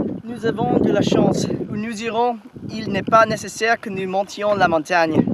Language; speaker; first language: French; non-native, learner; English